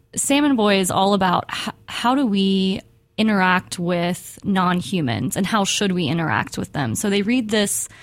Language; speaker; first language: English; native; English